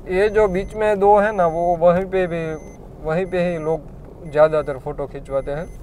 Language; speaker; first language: Hindi; non-native, local second language; Gujarati